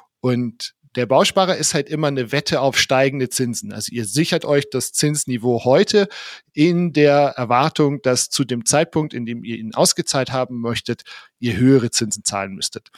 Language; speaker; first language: German; native; German